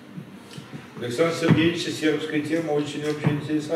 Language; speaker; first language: Russian; native; Russian